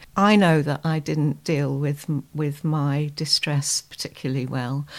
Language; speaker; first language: English; native; English